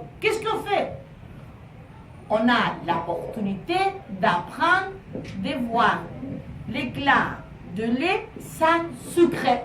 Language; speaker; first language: French; non-native, learner; Spanish